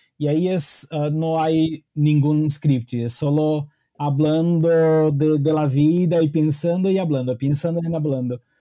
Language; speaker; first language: Spanish; non-native, fluent; Portuguese